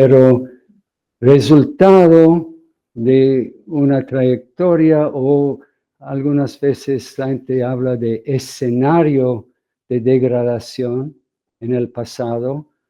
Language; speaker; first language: Spanish; non-native, fluent; English